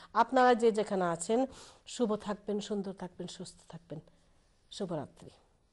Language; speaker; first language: Bangla; early bilingual, heritage; Bangla